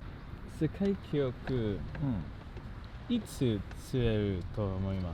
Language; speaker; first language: Japanese; non-native, learner; English